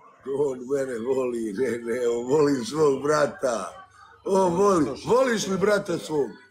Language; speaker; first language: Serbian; early bilingual, heritage; Bosnian